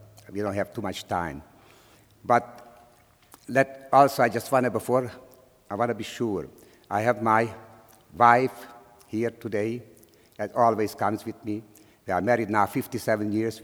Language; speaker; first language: English; non-native, fluent; Slovak